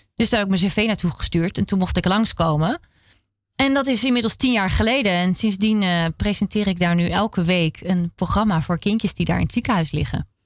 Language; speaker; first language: Dutch; native; Dutch